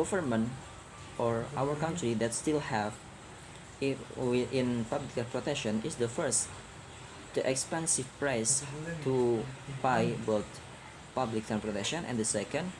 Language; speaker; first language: English; non-native, learner; Indonesian